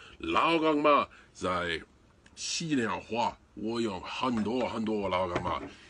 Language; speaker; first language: Chinese; non-native, learner; English